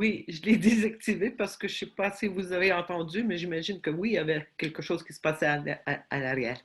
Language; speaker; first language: French; non-native, fluent; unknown